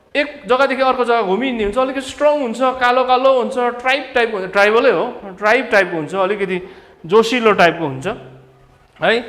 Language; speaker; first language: Nepali; native; Nepali